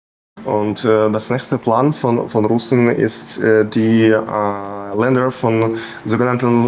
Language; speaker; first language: German; non-native, fluent; Ukrainian